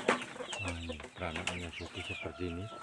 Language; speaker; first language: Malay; non-native, local second language; Javanese